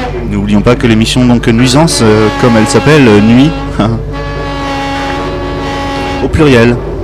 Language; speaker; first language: French; native; French